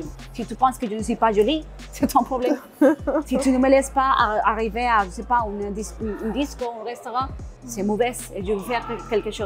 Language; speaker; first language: French; non-native, learner; Spanish